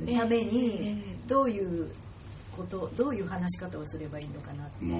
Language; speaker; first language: Japanese; native; Japanese